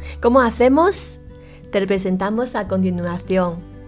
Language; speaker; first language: Spanish; non-native, fluent; Chinese